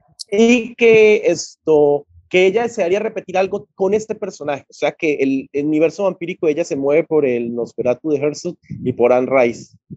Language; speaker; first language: Spanish; native; Spanish